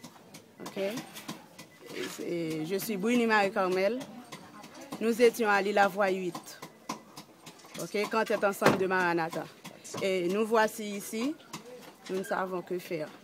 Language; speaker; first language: French; non-native, local second language; Haitian Creole